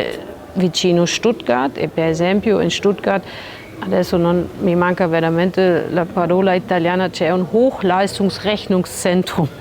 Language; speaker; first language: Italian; non-native, learner; German